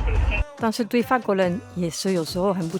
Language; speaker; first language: Chinese; non-native, fluent; French